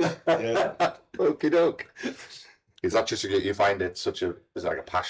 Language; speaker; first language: English; native; English